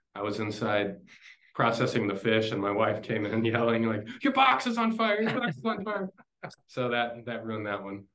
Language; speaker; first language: English; native; English